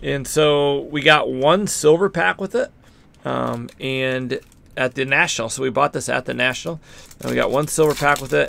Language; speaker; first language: English; native; English